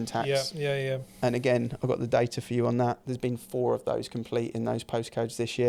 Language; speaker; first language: English; native; English